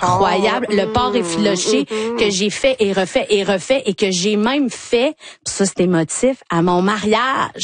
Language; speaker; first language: French; native; French